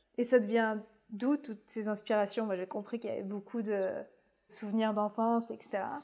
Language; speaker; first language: French; native; French